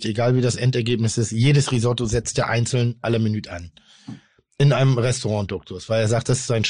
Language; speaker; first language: German; native; German